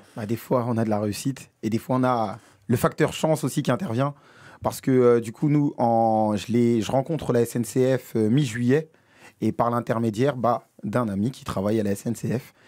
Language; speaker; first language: French; native; French